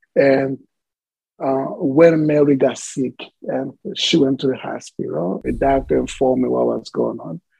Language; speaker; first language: English; non-native, fluent; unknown